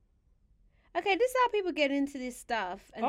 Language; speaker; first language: English; native; English